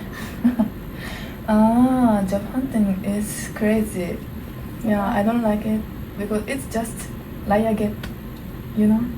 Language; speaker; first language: English; non-native, learner; Japanese